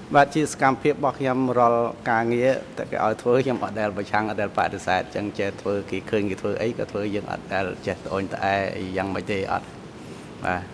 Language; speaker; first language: Khmer; non-native, local second language; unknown